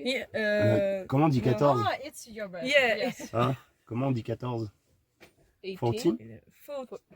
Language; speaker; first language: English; non-native, learner; French